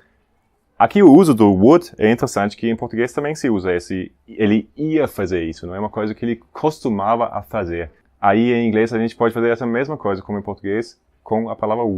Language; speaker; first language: Portuguese; non-native, fluent; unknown